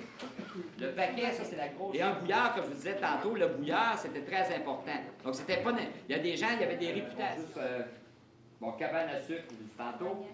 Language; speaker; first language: French; native; French